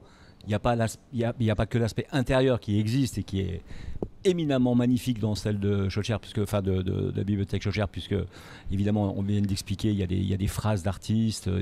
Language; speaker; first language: French; native; French